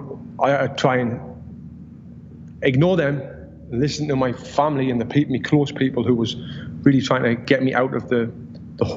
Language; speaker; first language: English; native; English